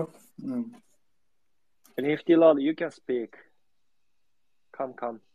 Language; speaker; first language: English; non-native, learner; Japanese